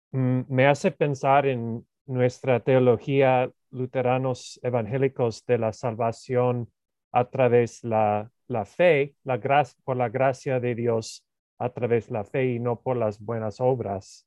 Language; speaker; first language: Spanish; non-native, fluent; English